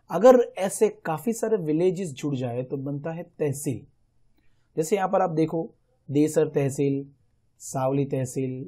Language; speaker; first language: Hindi; non-native, local second language; Gujarati